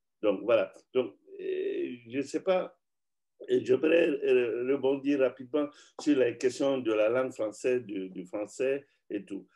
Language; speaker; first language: French; non-native, local second language; Bambara